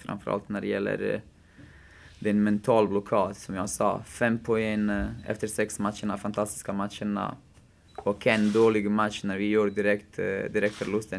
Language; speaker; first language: Swedish; non-native, fluent; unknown